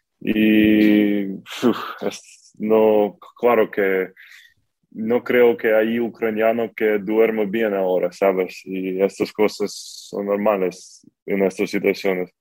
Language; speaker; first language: Spanish; non-native, fluent; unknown